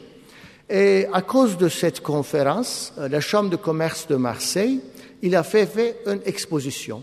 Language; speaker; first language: French; non-native, fluent; Turkish